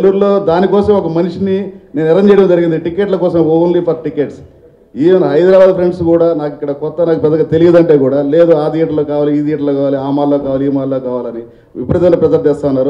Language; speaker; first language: Telugu; native; Telugu